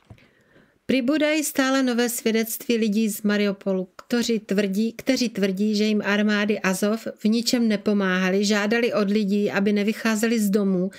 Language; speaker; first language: Czech; native; Czech